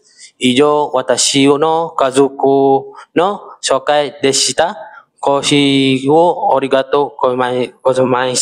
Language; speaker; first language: Japanese; non-native, learner; Malay